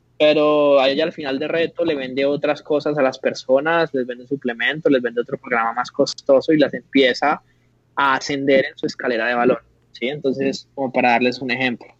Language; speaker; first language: Spanish; native; Spanish